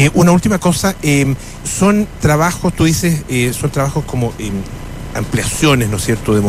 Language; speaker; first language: Spanish; native; Spanish